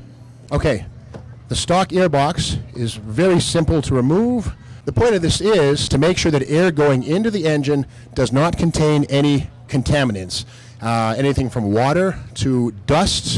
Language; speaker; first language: English; native; English